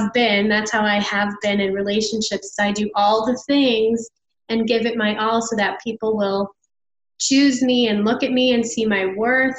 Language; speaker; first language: English; native; English